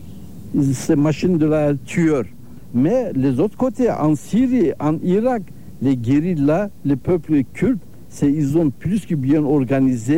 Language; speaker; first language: French; non-native, learner; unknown